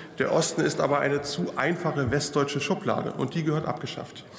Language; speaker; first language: German; native; German